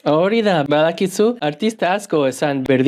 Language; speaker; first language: Basque; non-native, learner; English